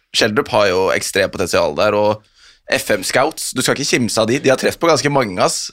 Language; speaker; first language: Norwegian; native; Norwegian